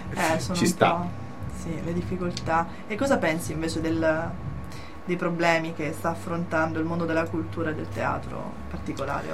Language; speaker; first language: Italian; native; Italian